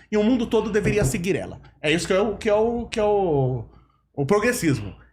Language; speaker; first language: Portuguese; native; Portuguese